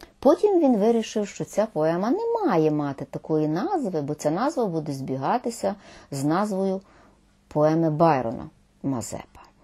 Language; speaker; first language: Ukrainian; native; Ukrainian